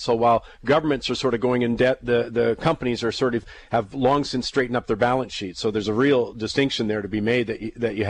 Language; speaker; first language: English; native; English